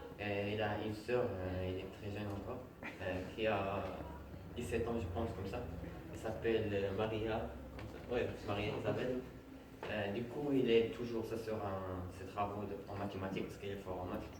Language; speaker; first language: French; non-native, fluent; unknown